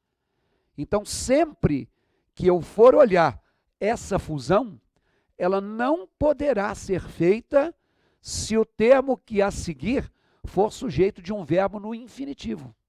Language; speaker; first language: Portuguese; native; Portuguese